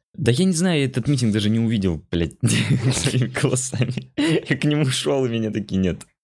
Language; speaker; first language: Russian; native; Russian